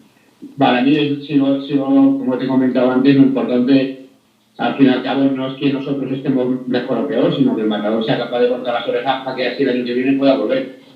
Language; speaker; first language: Spanish; native; Spanish